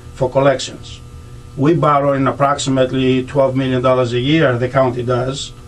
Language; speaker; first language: English; non-native, fluent; Greek